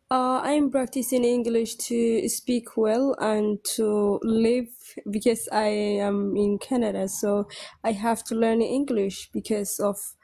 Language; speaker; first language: English; non-native, learner; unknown